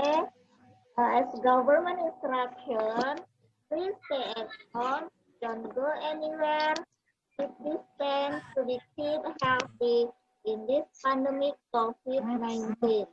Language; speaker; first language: English; non-native, learner; Indonesian